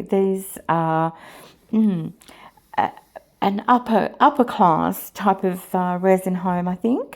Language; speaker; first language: English; native; English